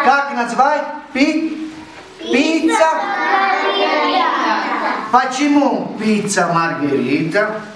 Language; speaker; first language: Russian; non-native, learner; Italian